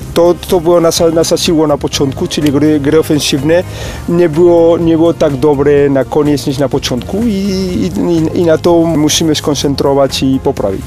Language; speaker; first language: Polish; non-native, learner; Spanish